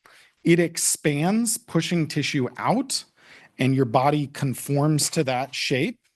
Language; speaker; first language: English; native; English